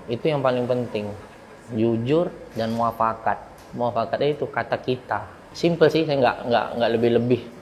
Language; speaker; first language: Indonesian; early bilingual, heritage; Indonesian